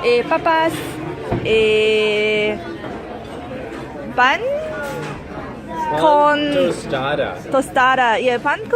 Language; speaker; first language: Spanish; non-native, learner; English